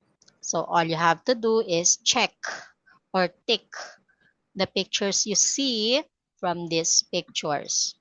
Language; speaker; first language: English; non-native, fluent; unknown